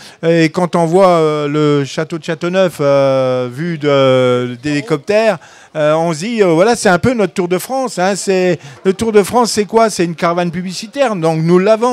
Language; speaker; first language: French; native; French